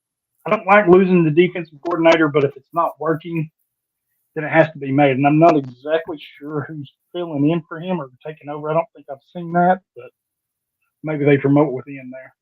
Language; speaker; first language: English; native; English